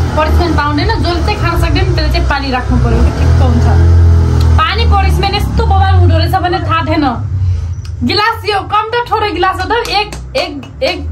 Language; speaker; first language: Nepali; non-native, local second language; Dangaura Tharu